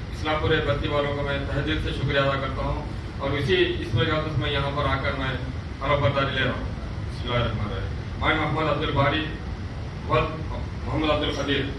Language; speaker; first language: Urdu; native; Urdu